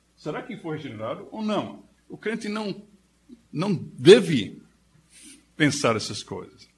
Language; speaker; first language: Portuguese; non-native, fluent; English